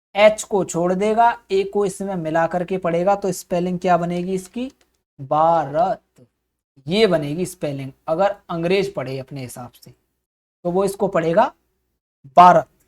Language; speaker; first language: Hindi; native; Hindi